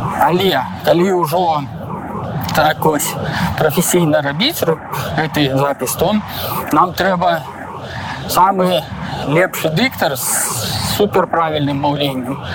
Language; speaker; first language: Belarusian; non-native, local second language; Russian